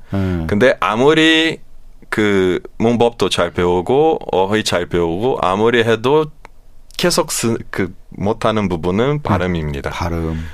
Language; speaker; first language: Korean; non-native, fluent; Portuguese